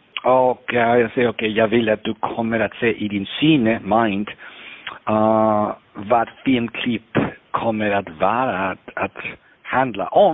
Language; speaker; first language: Swedish; non-native, fluent; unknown